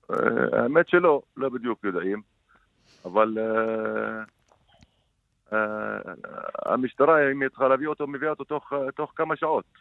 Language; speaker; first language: Hebrew; non-native, local second language; Arabic